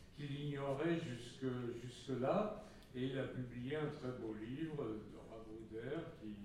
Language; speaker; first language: French; native; French